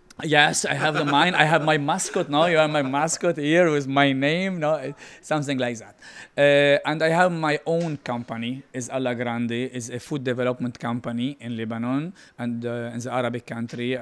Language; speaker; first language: English; non-native, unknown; Arabic